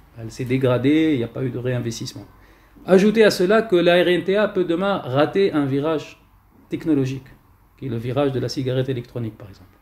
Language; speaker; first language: French; non-native, local second language; Arabic